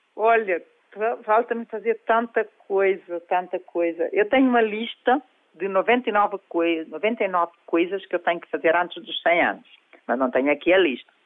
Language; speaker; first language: Portuguese; non-native, local second language; Kabuverdianu